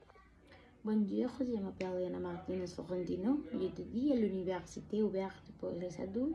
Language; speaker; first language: French; non-native, learner; Spanish